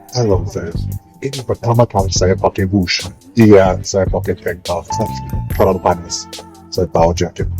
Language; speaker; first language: Indonesian; non-native, learner; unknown